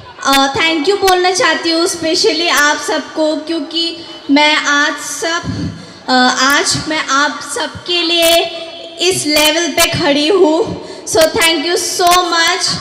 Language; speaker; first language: Hindi; non-native, local second language; Bodo